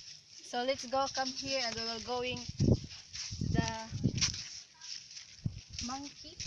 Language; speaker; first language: English; non-native, learner; Cebuano